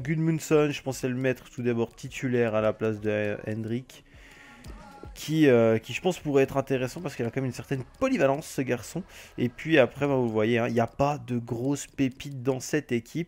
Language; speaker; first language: French; native; French